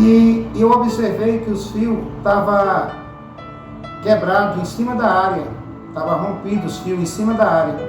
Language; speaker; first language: Portuguese; native; Portuguese